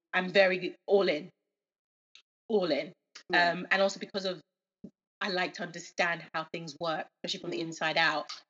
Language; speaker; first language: English; early bilingual, other home language; Yoruba